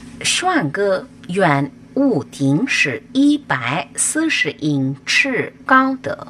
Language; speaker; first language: Chinese; non-native, fluent; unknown